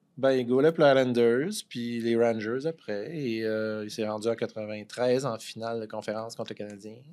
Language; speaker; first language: French; native; French